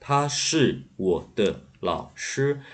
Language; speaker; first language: Chinese; non-native, fluent; Indonesian